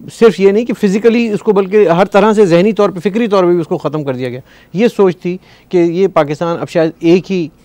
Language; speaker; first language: Urdu; native; Urdu